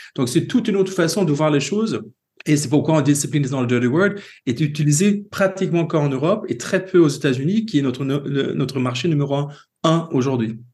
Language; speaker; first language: French; non-native, fluent; Swedish